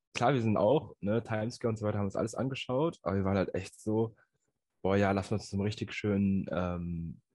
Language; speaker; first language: German; native; German